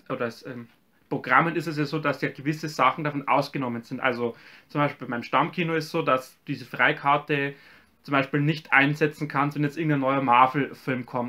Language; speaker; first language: German; native; German